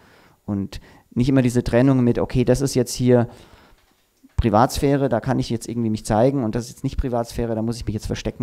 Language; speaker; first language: German; native; German